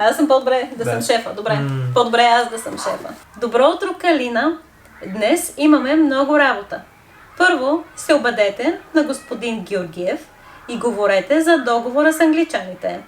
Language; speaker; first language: Bulgarian; non-native, fluent; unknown